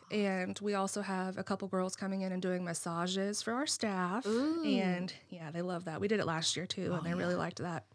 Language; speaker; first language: English; native; English